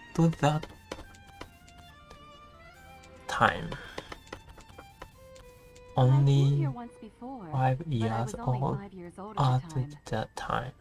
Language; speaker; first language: English; non-native, learner; Japanese